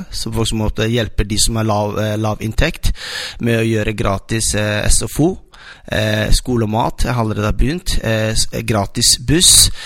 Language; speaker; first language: Norwegian; non-native, fluent; Somali